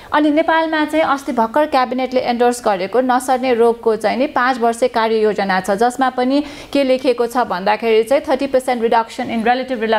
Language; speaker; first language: Nepali; native; Nepali